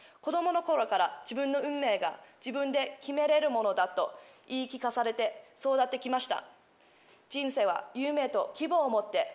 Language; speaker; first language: Japanese; non-native, fluent; English